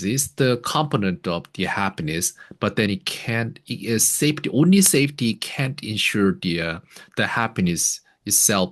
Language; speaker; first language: English; non-native, fluent; Korean